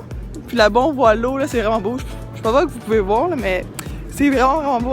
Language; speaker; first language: French; native; French